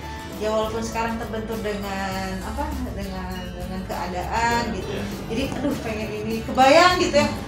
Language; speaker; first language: Indonesian; non-native, local second language; Sundanese